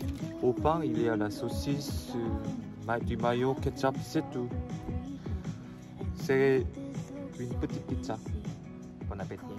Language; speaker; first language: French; non-native, learner; Korean